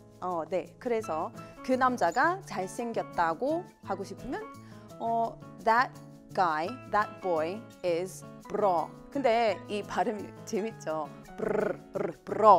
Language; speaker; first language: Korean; non-native, fluent; English